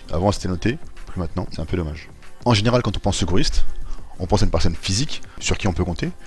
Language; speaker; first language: French; native; French